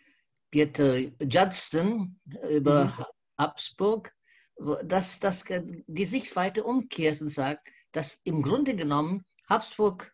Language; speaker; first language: German; non-native, fluent; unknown